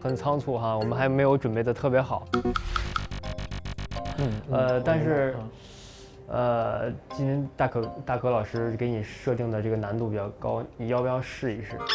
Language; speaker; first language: Chinese; native; Chinese